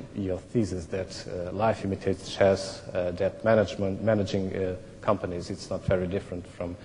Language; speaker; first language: English; non-native, fluent; Portuguese